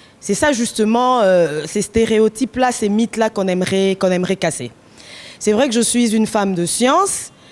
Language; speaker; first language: French; non-native, local second language; Lingala